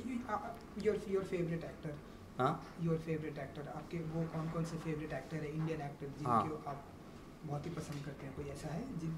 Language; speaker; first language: Hindi; native; Hindi